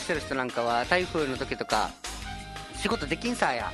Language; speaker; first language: Japanese; native; Japanese